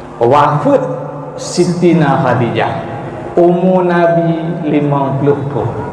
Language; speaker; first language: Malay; non-native, local second language; Achinese